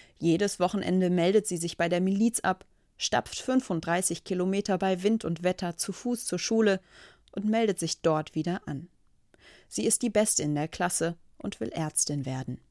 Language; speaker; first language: German; native; German